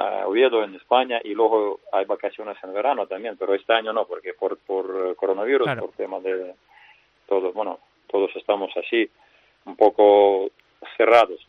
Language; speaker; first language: Spanish; non-native, fluent; Russian